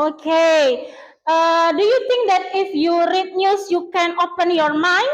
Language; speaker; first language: English; non-native, learner; Indonesian